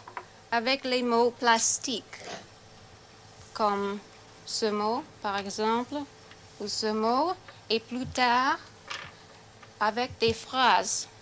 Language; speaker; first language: French; non-native, learner; English